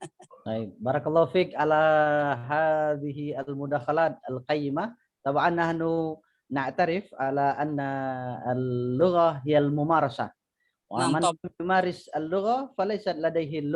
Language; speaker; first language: Arabic; non-native, fluent; Indonesian